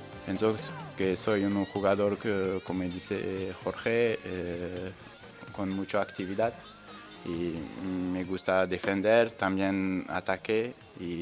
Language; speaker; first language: Spanish; non-native, learner; French